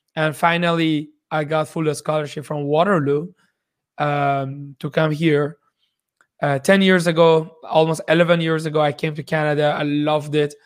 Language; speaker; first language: English; non-native, fluent; Persian